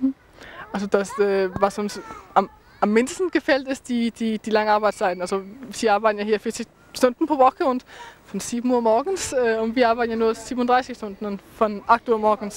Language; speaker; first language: German; non-native, fluent; Danish